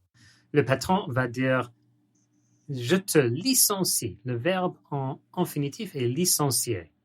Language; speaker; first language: French; non-native, learner; English